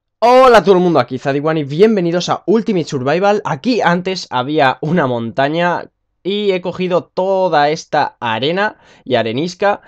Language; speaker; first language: Spanish; native; Spanish